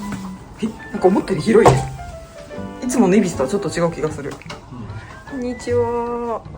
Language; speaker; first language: Japanese; native; Japanese